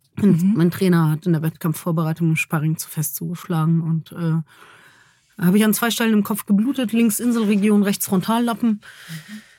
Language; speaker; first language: German; early bilingual, other home language; Kurdish